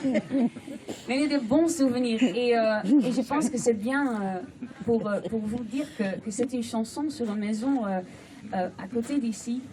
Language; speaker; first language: French; non-native, fluent; Dutch